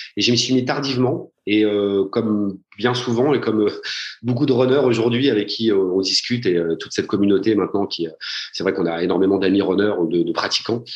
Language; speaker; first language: French; native; French